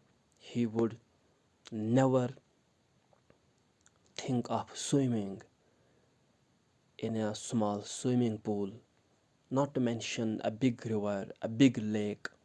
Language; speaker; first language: English; non-native, local second language; Kashmiri